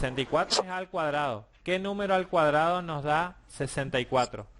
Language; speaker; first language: Spanish; native; Spanish